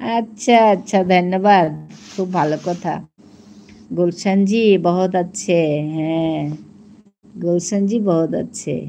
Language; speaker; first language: Bangla; non-native, local second language; Manipuri